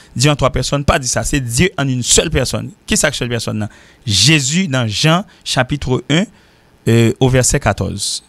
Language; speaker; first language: French; native; French